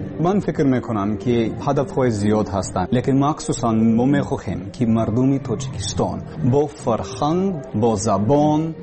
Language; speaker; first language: Persian; non-native, learner; English